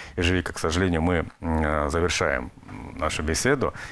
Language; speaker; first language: Russian; native; Russian